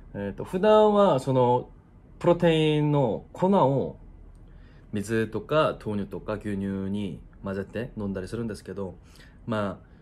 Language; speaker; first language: Japanese; non-native, fluent; Korean